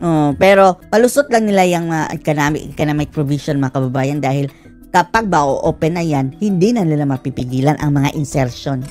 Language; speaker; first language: Filipino; native; Filipino